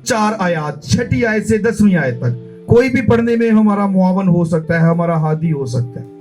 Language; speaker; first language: Urdu; non-native, local second language; Punjabi